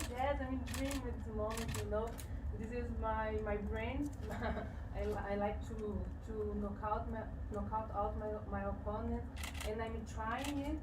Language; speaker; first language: English; non-native, learner; Portuguese